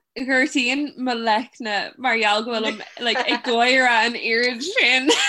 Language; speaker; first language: Irish; non-native, local second language; English